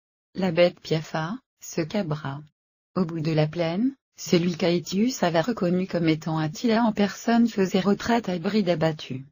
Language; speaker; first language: French; native; French